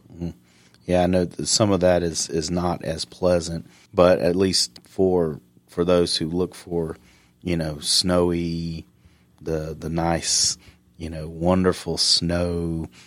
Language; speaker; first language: English; native; English